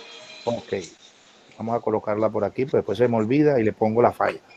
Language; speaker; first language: Spanish; native; Spanish